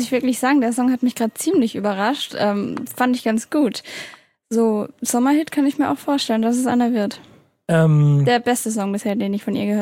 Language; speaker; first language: German; native; German